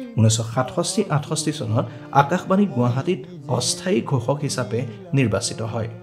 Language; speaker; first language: Assamese; native; Assamese